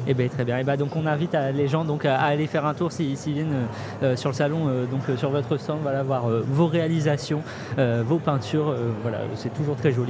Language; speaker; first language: French; native; French